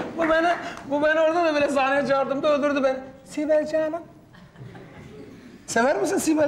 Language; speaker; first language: Turkish; native; Turkish